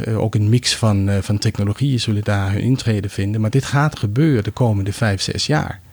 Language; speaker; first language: Dutch; non-native, fluent; Danish